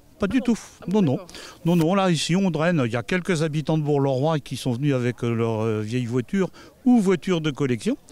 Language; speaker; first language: French; native; French